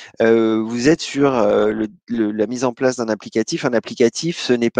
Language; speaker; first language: French; native; French